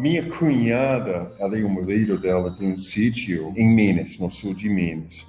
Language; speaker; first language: Portuguese; non-native, fluent; English